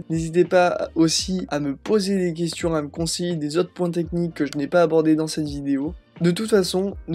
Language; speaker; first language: French; native; French